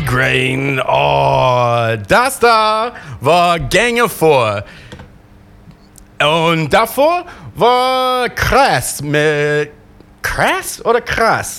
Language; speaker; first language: German; non-native, learner; English